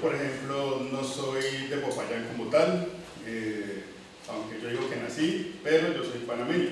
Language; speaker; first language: Spanish; native; Spanish